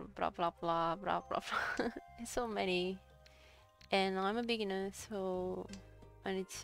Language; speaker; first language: English; non-native, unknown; Japanese